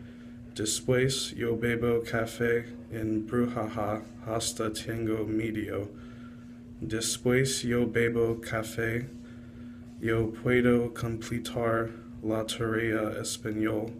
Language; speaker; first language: Spanish; non-native, learner; English